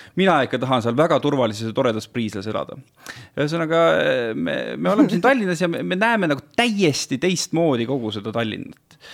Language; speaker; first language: Estonian; native; Estonian